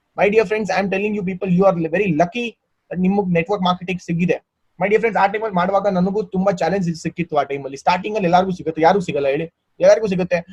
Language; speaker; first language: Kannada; non-native, local second language; Hindi